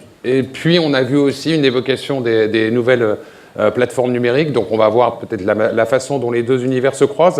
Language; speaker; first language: French; native; French